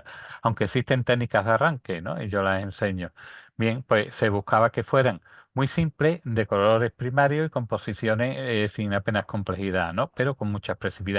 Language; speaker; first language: Spanish; native; Spanish